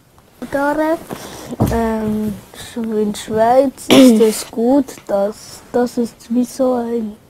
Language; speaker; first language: German; early bilingual, other home language; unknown